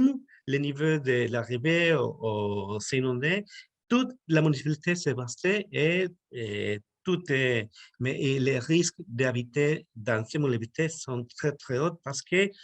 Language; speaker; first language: French; non-native, learner; Spanish